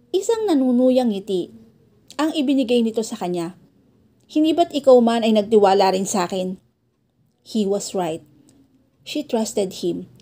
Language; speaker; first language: Filipino; native; Filipino